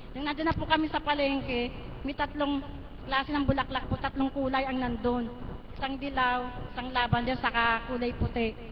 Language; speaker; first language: Filipino; native; Filipino